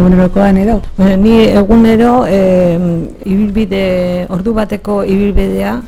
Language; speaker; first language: Basque; non-native, learner; Spanish